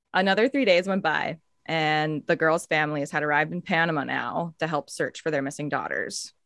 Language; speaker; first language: English; native; English